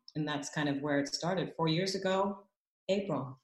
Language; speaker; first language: English; native; English